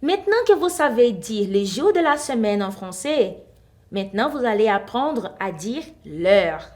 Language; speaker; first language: French; non-native, fluent; Portuguese